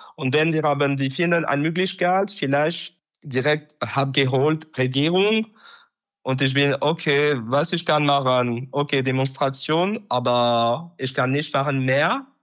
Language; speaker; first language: German; non-native, learner; French